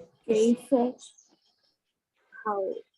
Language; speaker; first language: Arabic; non-native, learner; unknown